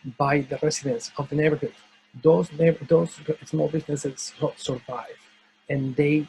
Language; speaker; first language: English; non-native, fluent; Spanish